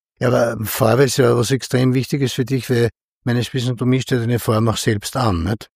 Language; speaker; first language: German; native; German